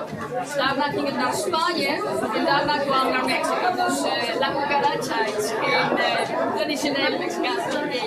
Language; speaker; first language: Dutch; non-native, fluent; Spanish